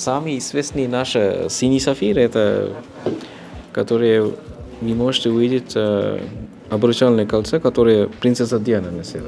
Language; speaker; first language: Russian; non-native, fluent; Sinhala